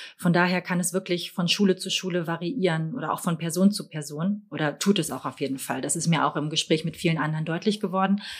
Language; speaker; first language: German; native; German